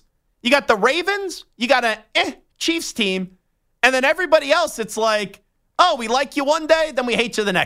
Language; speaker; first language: English; native; English